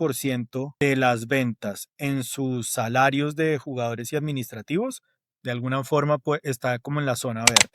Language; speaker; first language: Spanish; native; Spanish